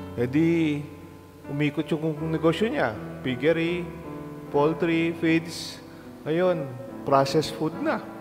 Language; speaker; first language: Filipino; non-native, local second language; Pampanga